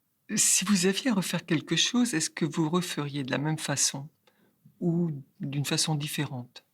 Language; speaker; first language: French; native; French